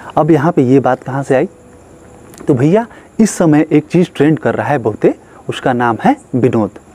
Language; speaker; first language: Hindi; native; Hindi